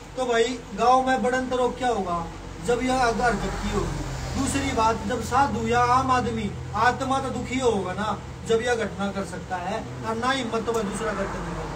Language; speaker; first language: Hindi; native; Hindi